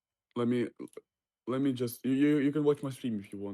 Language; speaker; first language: English; non-native, fluent; Russian